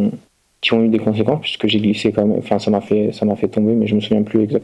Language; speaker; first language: French; native; French